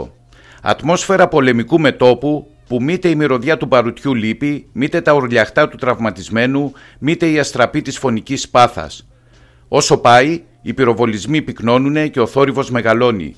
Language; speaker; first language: Greek; native; Greek